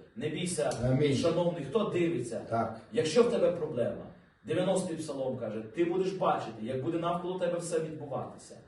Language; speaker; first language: Ukrainian; native; Ukrainian